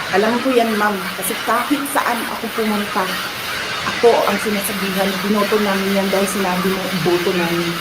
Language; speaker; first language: Filipino; non-native, local second language; Cebuano